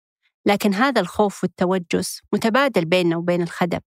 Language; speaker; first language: Arabic; native; Arabic